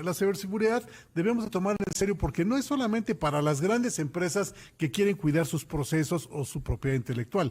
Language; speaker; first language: Spanish; native; Spanish